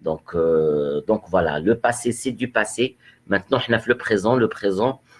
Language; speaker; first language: French; non-native, local second language; Arabic